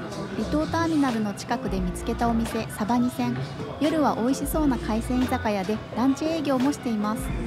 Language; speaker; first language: Japanese; native; Japanese